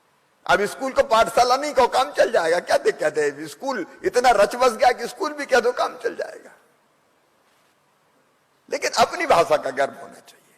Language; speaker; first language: Hindi; native; Hindi